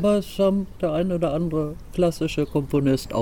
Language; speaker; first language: German; native; German